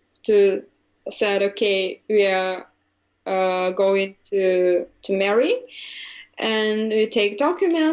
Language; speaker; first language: English; non-native, fluent; Russian